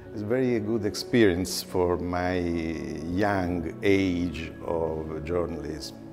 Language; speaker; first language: English; non-native, learner; Italian